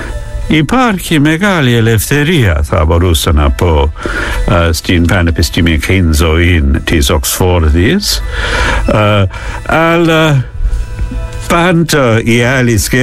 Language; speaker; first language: Greek; non-native, fluent; English